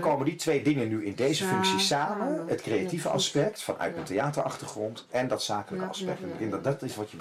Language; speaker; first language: Dutch; native; Dutch